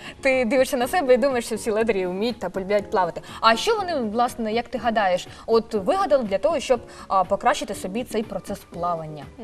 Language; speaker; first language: Ukrainian; native; Ukrainian